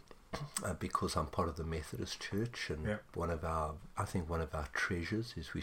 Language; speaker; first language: English; native; English